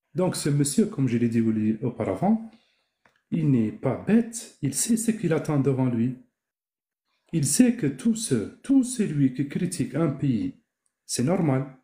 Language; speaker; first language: French; non-native, local second language; Arabic